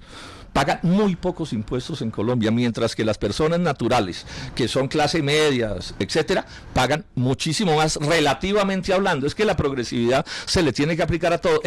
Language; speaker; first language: Spanish; native; Spanish